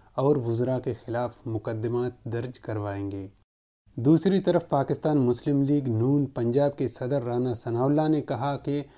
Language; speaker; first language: Urdu; non-native, local second language; Baluchi